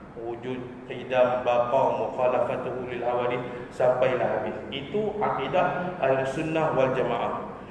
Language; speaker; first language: Malay; native; Malay